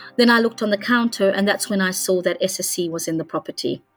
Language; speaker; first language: English; non-native, fluent; Hungarian